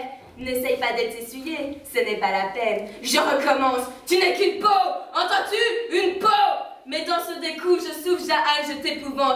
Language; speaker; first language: French; native; French